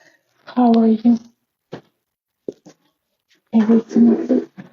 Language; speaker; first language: English; non-native, learner; Russian